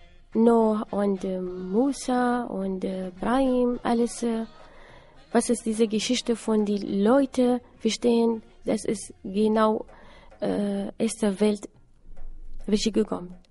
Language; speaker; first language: German; non-native, learner; Assyrian Neo-Aramaic